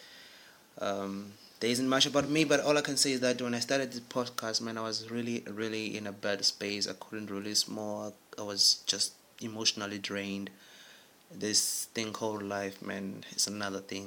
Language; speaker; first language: English; non-native, local second language; Zulu